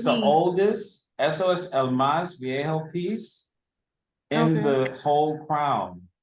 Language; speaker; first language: Spanish; early bilingual, heritage; English